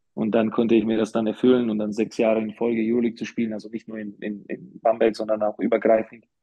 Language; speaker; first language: German; non-native, fluent; Slovak